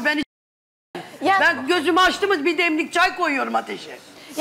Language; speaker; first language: Turkish; native; Turkish